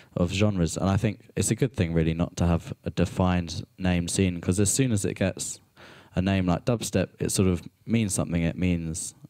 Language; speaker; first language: English; native; English